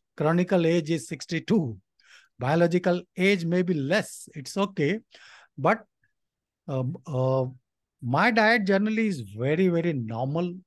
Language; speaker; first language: English; non-native, local second language; Nepali